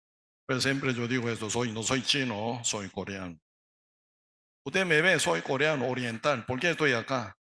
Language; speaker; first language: Spanish; non-native, learner; Korean